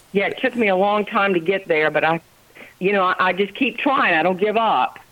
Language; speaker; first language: English; native; English